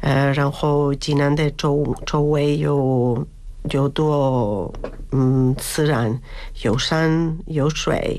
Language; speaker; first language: Chinese; non-native, learner; Spanish